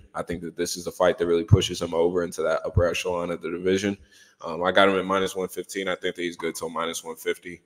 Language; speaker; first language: English; native; English